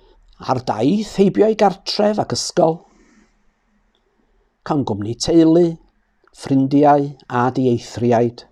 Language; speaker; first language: Welsh; native; Welsh